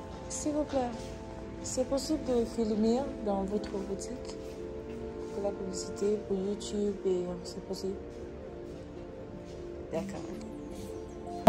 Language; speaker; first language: French; non-native, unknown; English